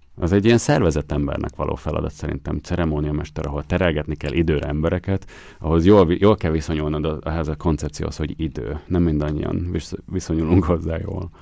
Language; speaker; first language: Hungarian; native; Hungarian